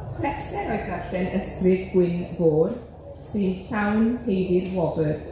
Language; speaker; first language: Welsh; native; Welsh